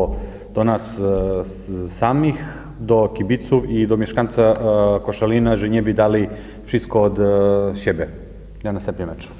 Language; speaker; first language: Polish; non-native, learner; Serbian